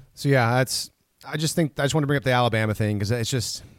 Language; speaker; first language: English; native; English